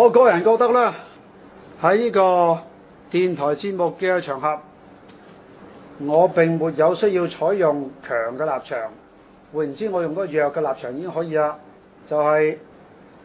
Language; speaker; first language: Chinese; non-native, local second language; Cantonese